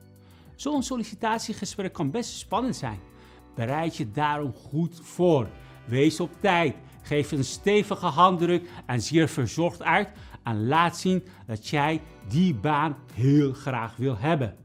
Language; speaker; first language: Dutch; non-native, fluent; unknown